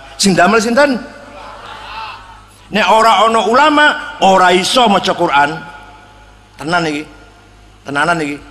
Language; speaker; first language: Indonesian; native; Indonesian